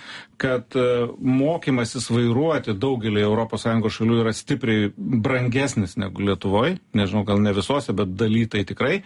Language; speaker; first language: Lithuanian; native; Lithuanian